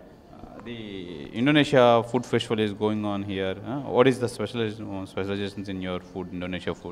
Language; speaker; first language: English; non-native, local second language; Telugu